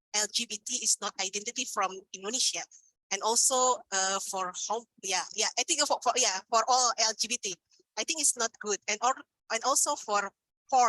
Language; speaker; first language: English; non-native, learner; Indonesian